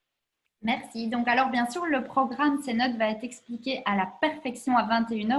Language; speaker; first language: French; native; French